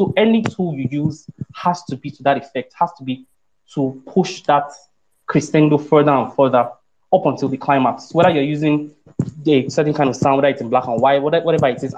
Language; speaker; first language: English; non-native, local second language; Yoruba